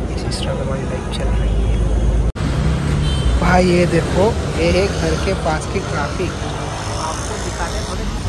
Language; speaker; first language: Hindi; non-native, local second language; Marathi